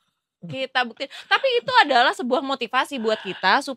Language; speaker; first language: Indonesian; native; Indonesian